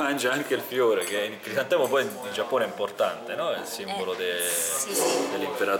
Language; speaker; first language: Italian; native; Italian